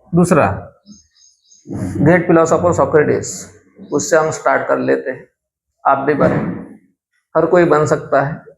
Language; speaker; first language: Hindi; non-native, local second language; Marathi